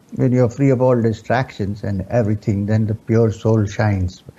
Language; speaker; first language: English; non-native, local second language; Urdu